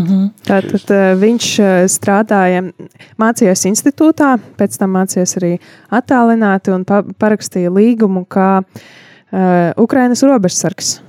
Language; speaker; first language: Latvian; native; Latvian